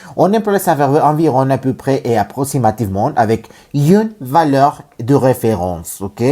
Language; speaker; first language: French; non-native, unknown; Spanish